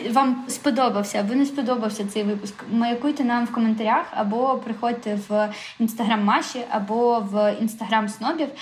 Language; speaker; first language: Ukrainian; native; Ukrainian